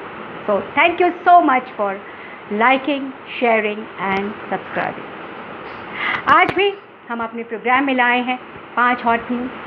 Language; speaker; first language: Hindi; native; Hindi